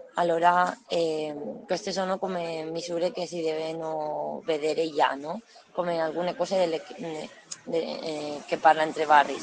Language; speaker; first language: Italian; non-native, learner; Spanish